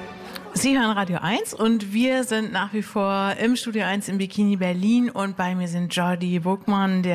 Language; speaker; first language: German; native; German